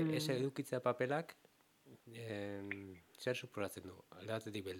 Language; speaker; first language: Basque; native; Basque